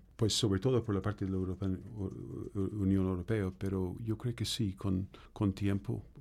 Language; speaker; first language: Spanish; non-native, fluent; English